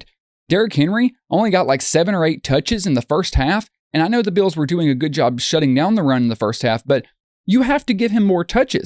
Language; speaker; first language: English; native; English